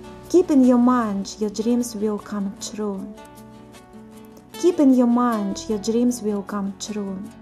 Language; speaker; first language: English; non-native, fluent; Russian